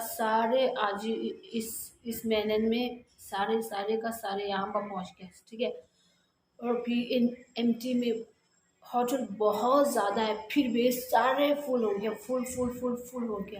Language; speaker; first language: Hindi; non-native, learner; Tibetan